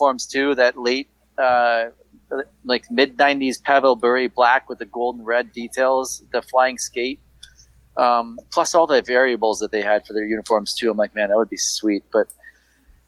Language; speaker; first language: English; native; English